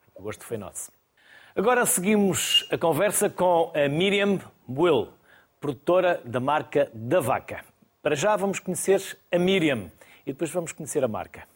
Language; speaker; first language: Portuguese; native; Portuguese